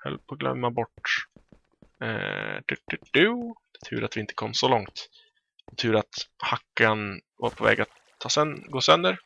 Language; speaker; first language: Swedish; native; Swedish